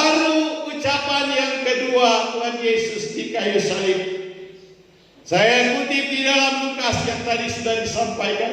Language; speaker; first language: Indonesian; native; Indonesian